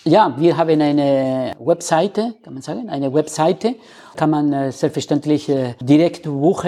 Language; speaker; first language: German; non-native, learner; Spanish